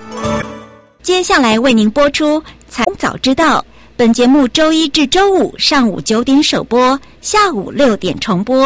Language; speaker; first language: Chinese; native; Chinese